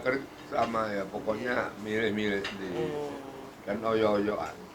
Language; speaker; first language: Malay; non-native, local second language; Javanese